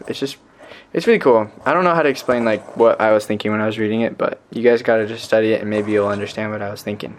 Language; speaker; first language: English; native; English